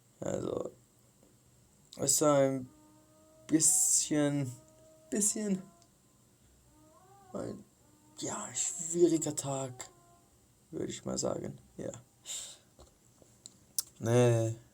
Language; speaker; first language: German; early bilingual, heritage; Korean